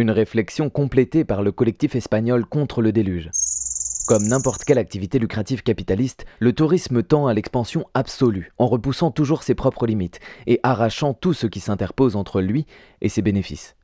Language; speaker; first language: French; native; French